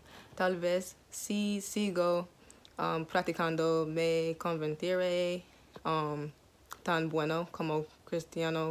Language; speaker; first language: Spanish; non-native, learner; English